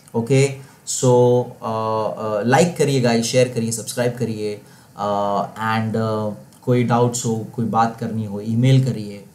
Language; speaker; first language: Hindi; non-native, local second language; Marathi